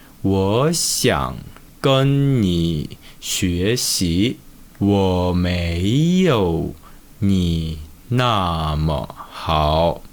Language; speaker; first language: Chinese; non-native, fluent; Korean